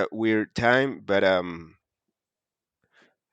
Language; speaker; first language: English; non-native, fluent; Spanish